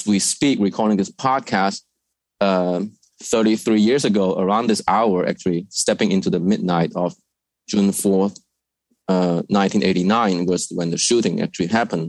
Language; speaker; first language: English; non-native, fluent; Cantonese